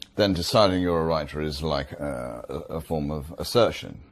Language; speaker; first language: English; native; English